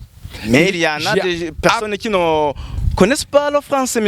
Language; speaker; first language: French; non-native, local second language; Rundi